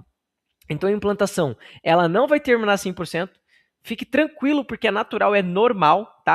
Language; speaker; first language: Portuguese; native; Portuguese